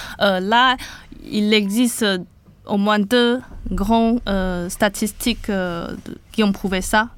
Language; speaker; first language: French; non-native, fluent; Chinese